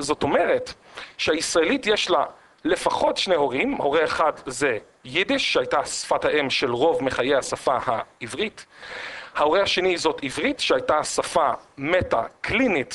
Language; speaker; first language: Hebrew; native; Hebrew